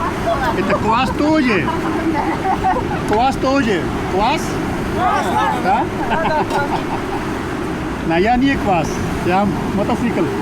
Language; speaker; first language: Russian; non-native, learner; Urdu